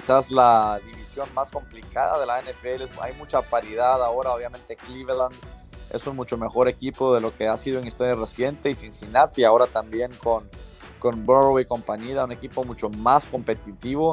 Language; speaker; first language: Spanish; native; Spanish